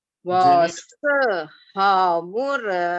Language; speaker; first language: Chinese; non-native, learner; Indonesian